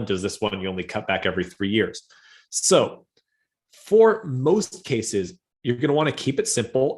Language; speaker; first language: English; native; English